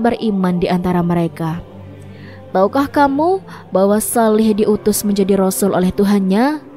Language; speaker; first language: Indonesian; native; Indonesian